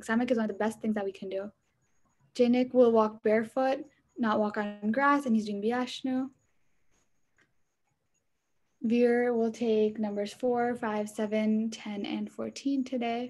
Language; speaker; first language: English; early bilingual, other home language; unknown